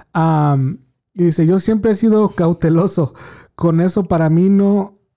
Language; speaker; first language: Spanish; early bilingual, heritage; Spanish